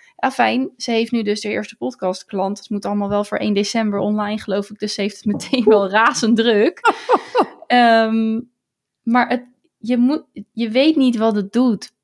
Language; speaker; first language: Dutch; native; Dutch